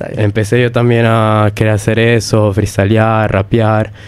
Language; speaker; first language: Spanish; early bilingual, heritage; Italian